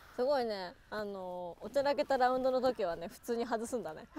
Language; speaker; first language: Japanese; native; Japanese